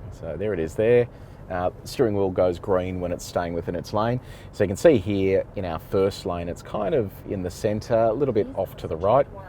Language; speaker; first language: English; native; English